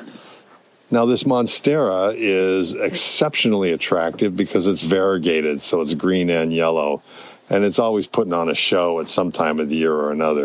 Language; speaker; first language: English; native; English